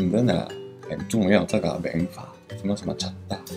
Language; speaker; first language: Chinese; non-native, fluent; Japanese